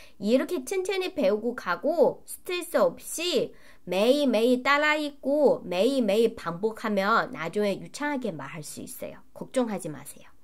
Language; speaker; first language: Korean; non-native, learner; Chinese